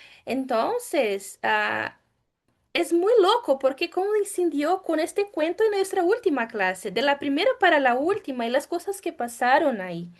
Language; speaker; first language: Spanish; non-native, fluent; Portuguese